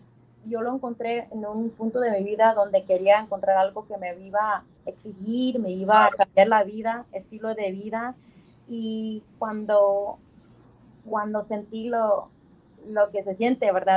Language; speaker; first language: Spanish; early bilingual, heritage; Spanish